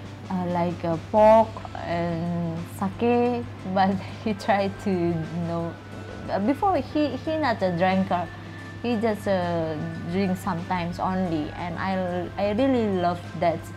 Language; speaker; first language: English; non-native, learner; Indonesian